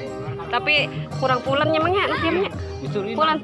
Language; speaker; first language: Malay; non-native, local second language; Sundanese